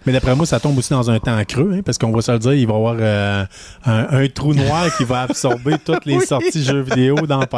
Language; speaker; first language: French; native; French